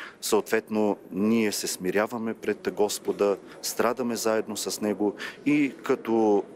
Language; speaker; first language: Bulgarian; native; Bulgarian